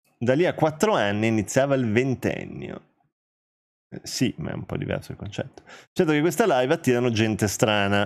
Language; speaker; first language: Italian; early bilingual, other home language; Albanian